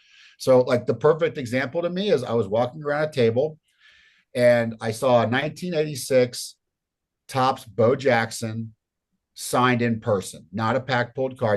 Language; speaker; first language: English; native; English